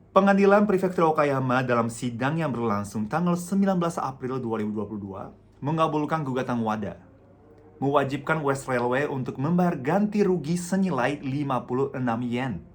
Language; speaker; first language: Indonesian; non-native, fluent; Japanese